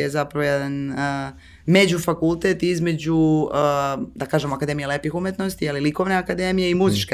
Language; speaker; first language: Serbian; native; Serbian